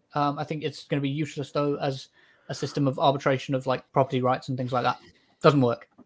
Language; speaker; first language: English; native; English